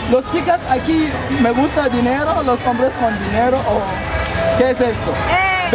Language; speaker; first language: Spanish; non-native, learner; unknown